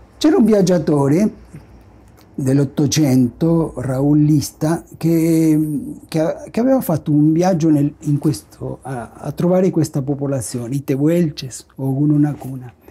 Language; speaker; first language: Italian; non-native, fluent; Spanish